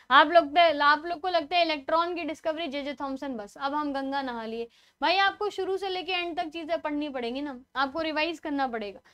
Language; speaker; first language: Hindi; native; Hindi